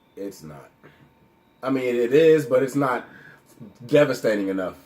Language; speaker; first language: English; native; English